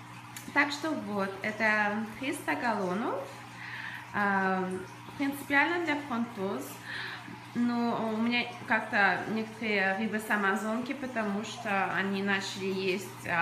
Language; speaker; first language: Russian; early bilingual, other home language; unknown